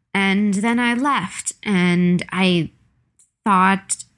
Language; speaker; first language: English; non-native, fluent; Ukrainian